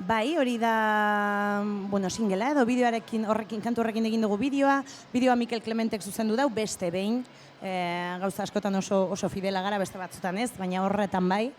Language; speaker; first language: Basque; native; Basque